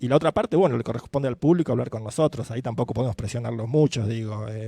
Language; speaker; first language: Spanish; native; Spanish